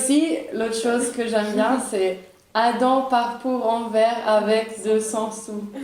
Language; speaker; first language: French; early bilingual, other home language; Italian